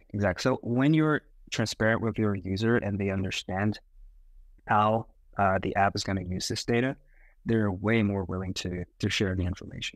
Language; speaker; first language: English; non-native, fluent; Portuguese